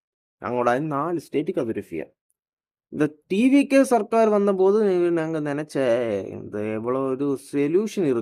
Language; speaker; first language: Tamil; non-native, learner; Malayalam